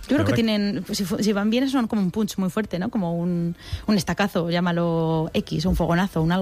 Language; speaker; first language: Spanish; native; Spanish